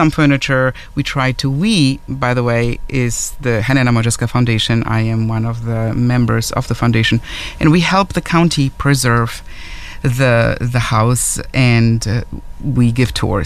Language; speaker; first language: English; non-native, fluent; German